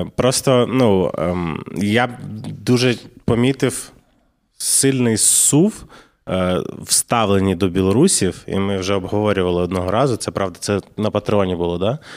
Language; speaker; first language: Ukrainian; native; Ukrainian